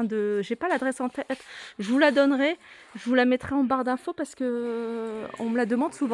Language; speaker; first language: French; native; French